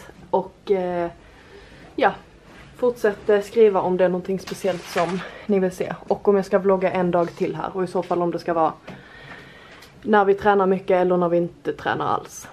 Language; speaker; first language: Swedish; native; Swedish